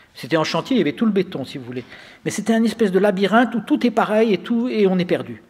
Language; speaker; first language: French; native; French